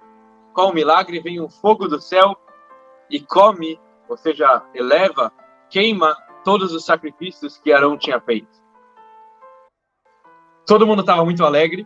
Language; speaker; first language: Portuguese; native; Portuguese